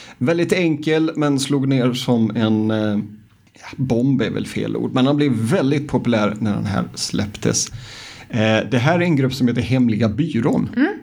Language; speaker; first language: Swedish; native; Swedish